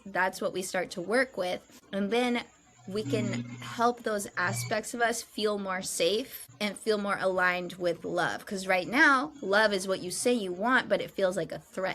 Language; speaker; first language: English; native; English